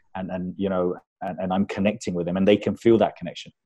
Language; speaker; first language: English; early bilingual, other home language; Spanish